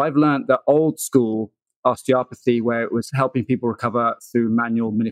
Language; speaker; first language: English; native; English